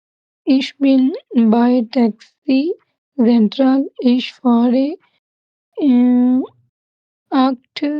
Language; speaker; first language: German; non-native, learner; Urdu